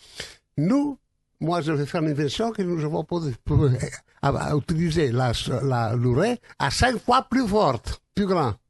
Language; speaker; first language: French; non-native, learner; Italian